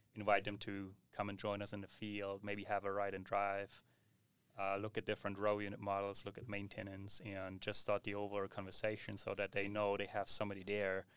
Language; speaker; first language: English; non-native, fluent; German